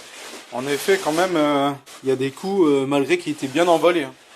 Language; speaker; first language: French; native; French